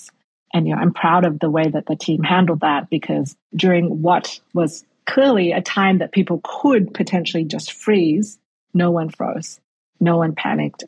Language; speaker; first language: English; native; English